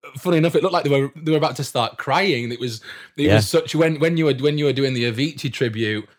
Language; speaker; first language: English; native; English